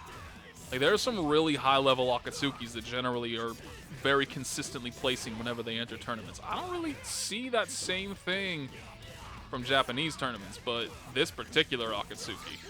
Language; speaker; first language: English; native; English